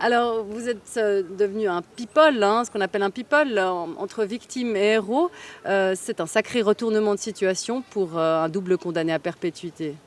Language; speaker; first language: French; native; French